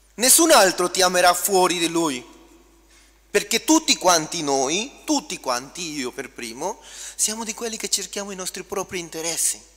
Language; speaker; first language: Italian; non-native, fluent; Spanish